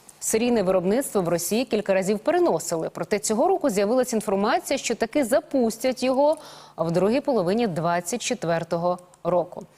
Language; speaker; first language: Ukrainian; native; Ukrainian